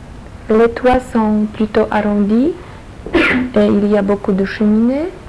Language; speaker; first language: French; non-native, learner; Polish